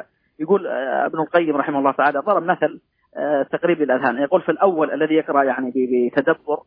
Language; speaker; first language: Arabic; native; Arabic